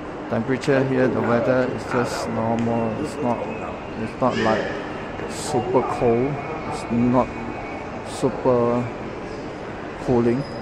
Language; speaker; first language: English; non-native, local second language; Chinese